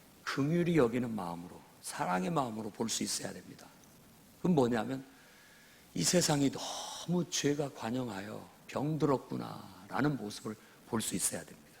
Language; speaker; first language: Korean; native; Korean